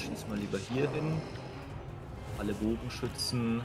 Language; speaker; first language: German; native; German